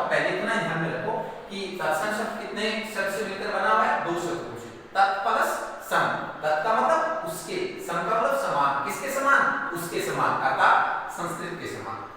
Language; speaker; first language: Hindi; native; Hindi